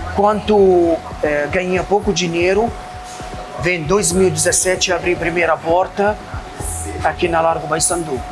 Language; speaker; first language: Portuguese; non-native, learner; Arabic